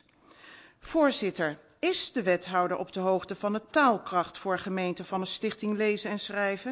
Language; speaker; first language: Dutch; native; Dutch